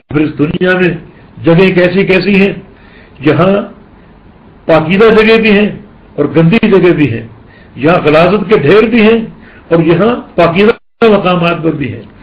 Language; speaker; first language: Urdu; native; Urdu